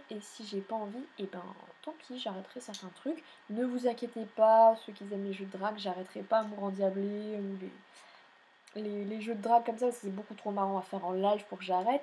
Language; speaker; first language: French; native; French